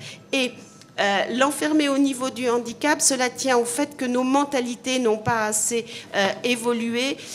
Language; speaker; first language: French; native; French